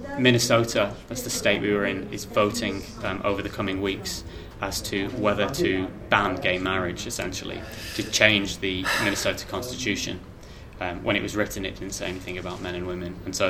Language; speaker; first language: English; native; English